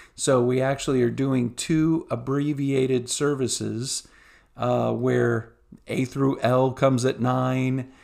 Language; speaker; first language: English; native; English